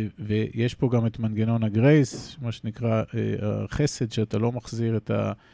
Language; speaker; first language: Hebrew; native; Hebrew